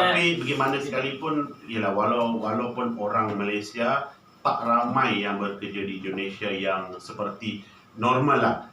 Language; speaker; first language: Malay; native; Malay